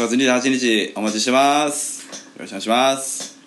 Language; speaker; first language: Japanese; native; Japanese